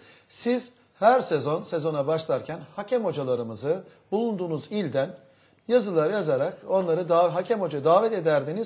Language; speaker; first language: Turkish; native; Turkish